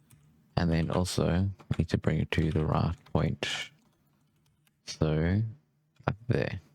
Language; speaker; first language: English; native; English